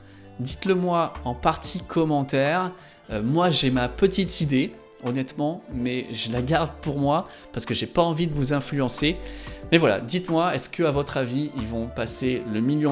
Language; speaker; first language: French; native; French